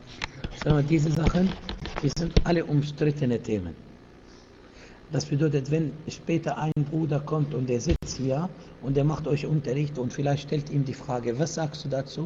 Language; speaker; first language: German; non-native, fluent; Arabic